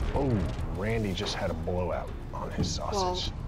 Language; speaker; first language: English; native; English